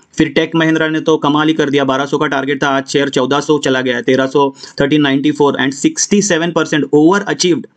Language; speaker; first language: Hindi; non-native, local second language; Marathi